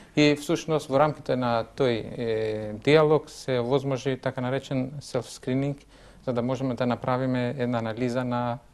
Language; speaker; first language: Macedonian; non-native, local second language; Albanian